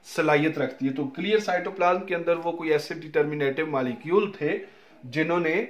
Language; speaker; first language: Urdu; non-native, local second language; Punjabi